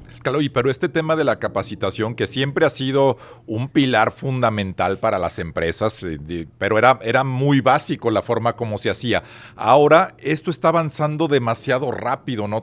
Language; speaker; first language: Spanish; native; Spanish